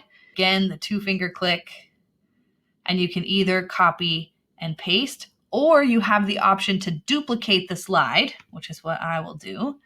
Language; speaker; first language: English; native; English